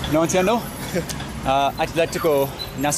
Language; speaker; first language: Spanish; non-native, learner; English